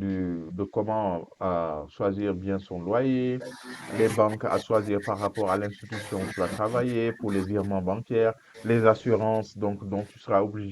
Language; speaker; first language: French; non-native, fluent; Portuguese